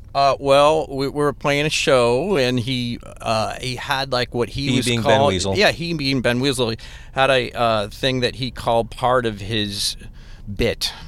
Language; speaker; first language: English; native; English